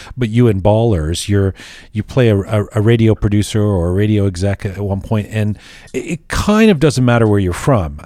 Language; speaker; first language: English; native; English